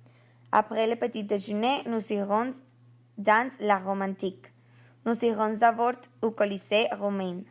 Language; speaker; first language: French; non-native, learner; Spanish